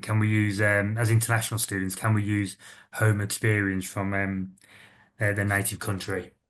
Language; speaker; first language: English; native; English